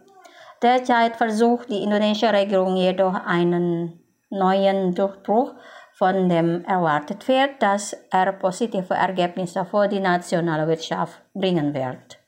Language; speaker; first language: German; non-native, fluent; Indonesian